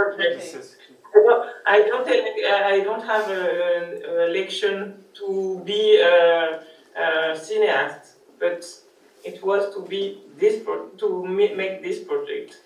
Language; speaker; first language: English; non-native, learner; French